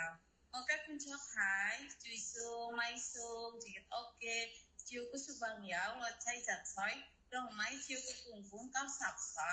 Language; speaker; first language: Cantonese; non-native, learner; Indonesian